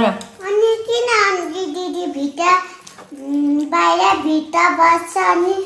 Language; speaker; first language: Nepali; early bilingual, heritage; Nepali